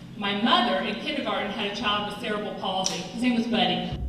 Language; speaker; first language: English; native; English